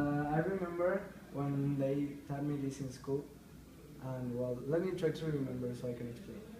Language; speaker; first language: English; non-native, fluent; Spanish